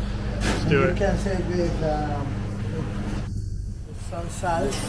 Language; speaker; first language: English; non-native, learner; Spanish